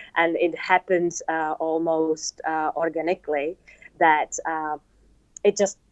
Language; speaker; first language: English; non-native, fluent; Czech